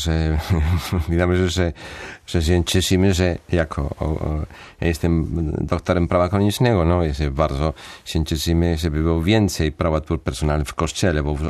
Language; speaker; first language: Polish; non-native, fluent; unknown